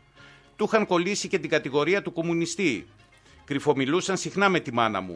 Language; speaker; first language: Greek; native; Greek